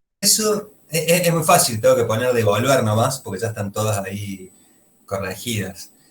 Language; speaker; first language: Spanish; native; Spanish